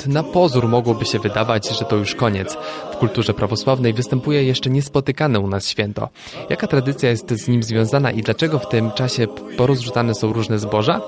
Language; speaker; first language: Polish; native; Polish